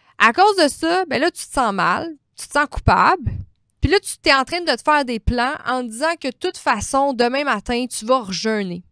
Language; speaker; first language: French; native; French